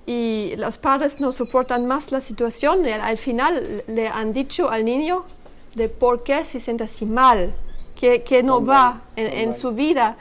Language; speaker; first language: Spanish; non-native, learner; French